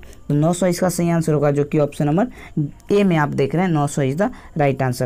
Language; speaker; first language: Hindi; native; Hindi